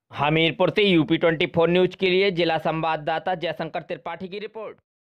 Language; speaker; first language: Hindi; native; Hindi